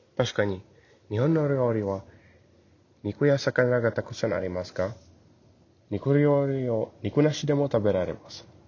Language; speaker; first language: Japanese; non-native, learner; English